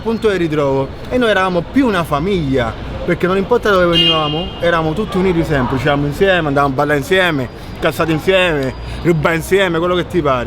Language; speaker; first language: Italian; native; Italian